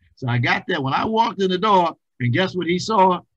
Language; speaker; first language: English; native; English